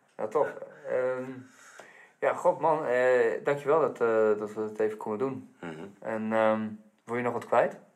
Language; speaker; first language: Dutch; native; Dutch